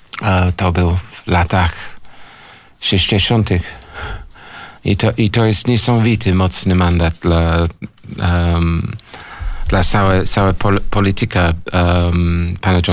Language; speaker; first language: Polish; non-native, learner; English